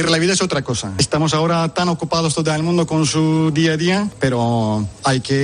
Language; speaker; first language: Spanish; non-native, fluent; Turkish